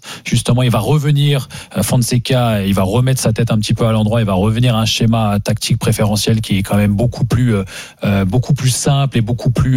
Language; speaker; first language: French; native; French